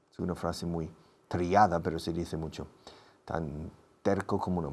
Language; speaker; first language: Spanish; non-native, fluent; English